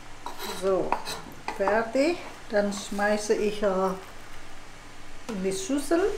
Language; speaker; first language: German; non-native, learner; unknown